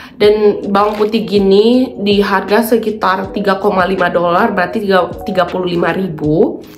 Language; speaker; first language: Indonesian; native; Indonesian